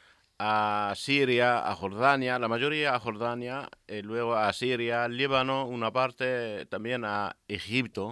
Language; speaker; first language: Spanish; non-native, learner; Arabic